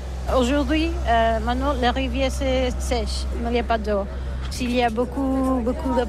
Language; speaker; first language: French; non-native, learner; Catalan